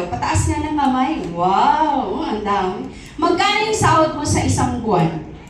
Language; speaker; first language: Filipino; non-native, local second language; Masbatenyo